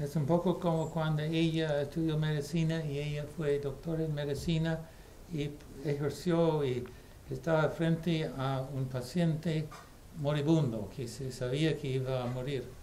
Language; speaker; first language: Spanish; non-native, fluent; English